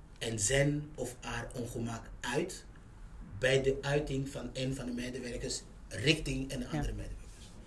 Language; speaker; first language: Dutch; non-native, fluent; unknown